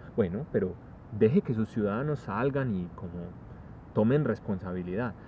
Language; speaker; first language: Spanish; native; Spanish